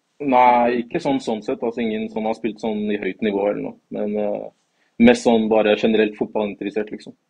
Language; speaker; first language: Norwegian; early bilingual, other home language; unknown